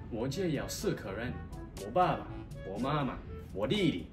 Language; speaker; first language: Chinese; non-native, learner; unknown